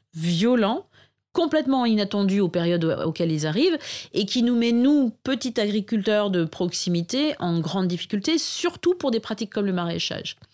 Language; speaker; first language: French; native; French